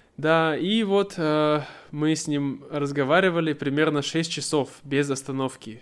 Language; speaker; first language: Russian; native; Russian